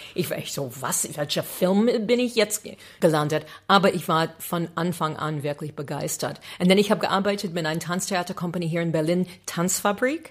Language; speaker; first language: German; non-native, fluent; English